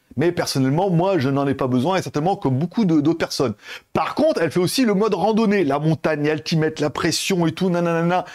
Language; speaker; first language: French; native; French